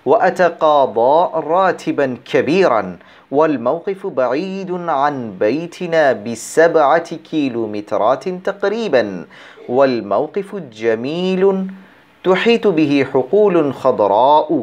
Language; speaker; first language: Arabic; non-native, fluent; Bangla